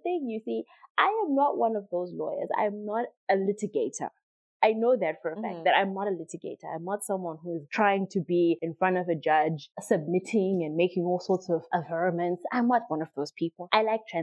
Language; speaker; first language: English; non-native, local second language; Shona